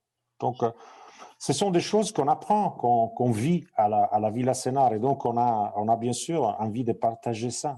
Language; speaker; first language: French; non-native, fluent; Italian